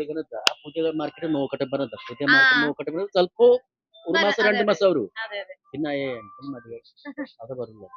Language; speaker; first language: Malayalam; non-native, local second language; Nepali